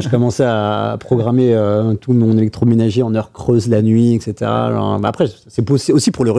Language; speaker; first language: French; native; French